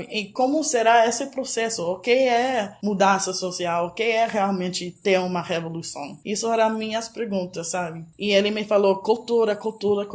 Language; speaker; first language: Portuguese; non-native, fluent; English